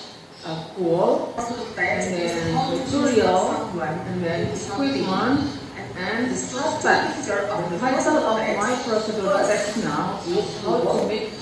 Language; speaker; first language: English; non-native, learner; Indonesian